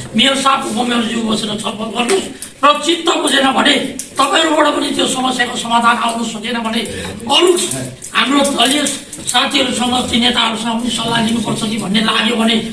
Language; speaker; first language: Nepali; native; Nepali